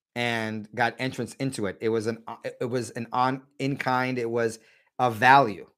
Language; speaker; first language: English; native; English